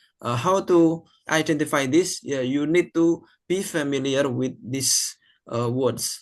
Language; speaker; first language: English; non-native, fluent; Indonesian